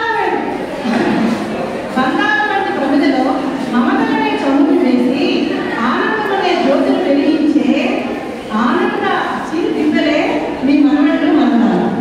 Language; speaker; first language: Telugu; native; Telugu